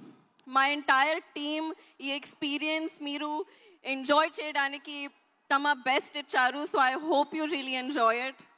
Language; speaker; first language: Telugu; non-native, learner; Hindi